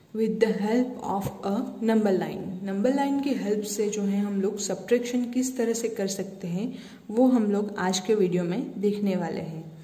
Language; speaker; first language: Hindi; non-native, local second language; Gujarati